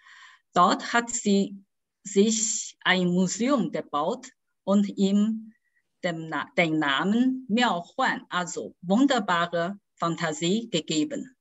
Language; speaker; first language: German; non-native, fluent; Chinese